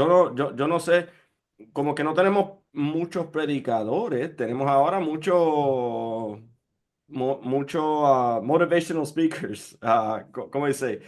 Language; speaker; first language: Spanish; early bilingual, heritage; Spanish